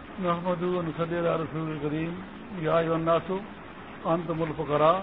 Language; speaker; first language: Urdu; non-native, local second language; Pashto